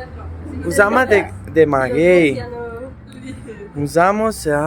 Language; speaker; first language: Spanish; non-native, learner; Italian